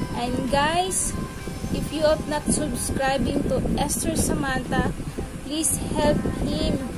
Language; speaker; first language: English; non-native, local second language; Filipino